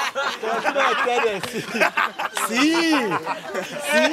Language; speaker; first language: Spanish; non-native, learner; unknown